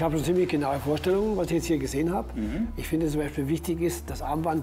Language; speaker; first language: German; native; German